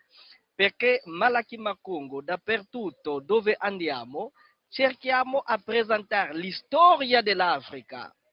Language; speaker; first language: Italian; non-native, fluent; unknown